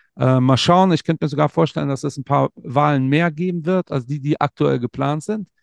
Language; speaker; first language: German; native; German